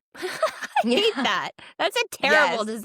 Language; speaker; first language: English; native; English